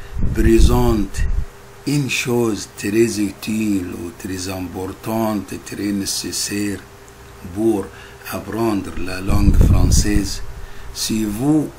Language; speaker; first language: French; non-native, fluent; Arabic